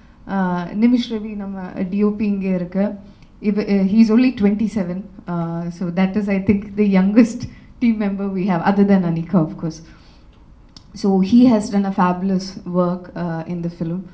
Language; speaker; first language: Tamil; non-native, local second language; Malayalam